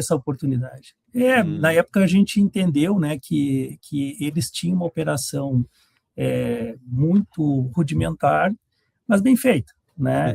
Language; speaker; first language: Portuguese; native; Portuguese